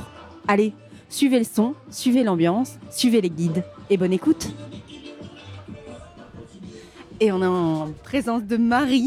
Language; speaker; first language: French; native; French